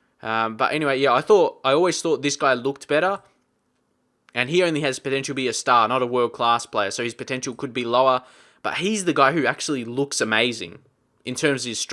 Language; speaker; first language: English; native; English